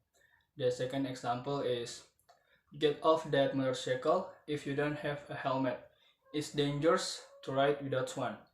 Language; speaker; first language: English; non-native, learner; Indonesian